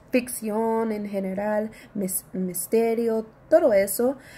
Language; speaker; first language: Spanish; non-native, learner; English